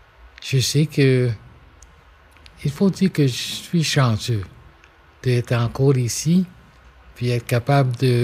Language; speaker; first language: French; non-native, local second language; English